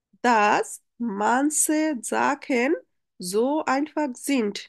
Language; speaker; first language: German; non-native, fluent; Bangla